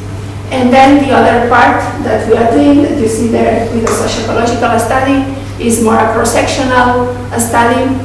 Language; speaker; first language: English; non-native, fluent; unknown